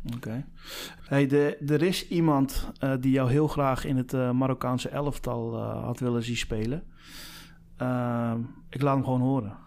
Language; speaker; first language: Dutch; native; Dutch